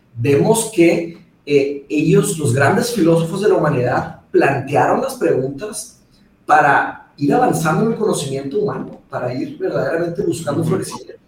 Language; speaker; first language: Spanish; early bilingual, other home language; Portuguese